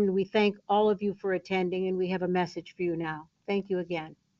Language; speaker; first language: English; native; English